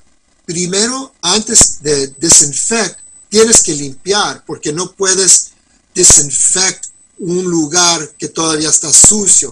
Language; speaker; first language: Spanish; non-native, fluent; English